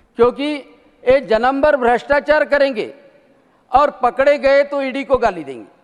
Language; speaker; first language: Hindi; non-native, local second language; Marathi